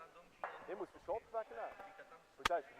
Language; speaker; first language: German; native; German